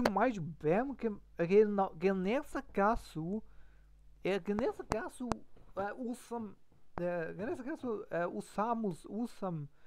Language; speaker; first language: Portuguese; non-native, learner; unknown